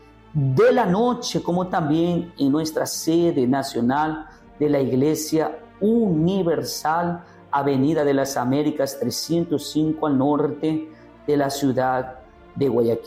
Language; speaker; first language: Spanish; native; Spanish